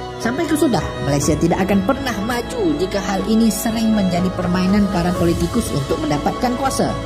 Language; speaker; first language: Malay; native; Malay